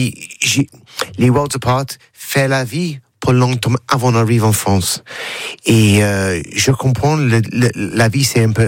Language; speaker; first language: French; non-native, learner; English